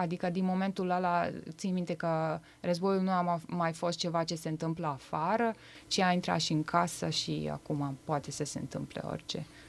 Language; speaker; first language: Romanian; non-native, fluent; Bosnian